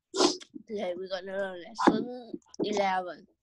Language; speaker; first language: English; non-native, learner; Vietnamese